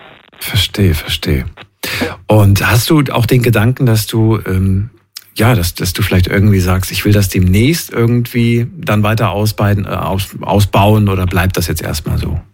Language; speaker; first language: German; native; German